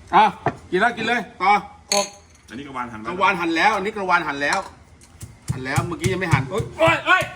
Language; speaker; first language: Thai; native; Thai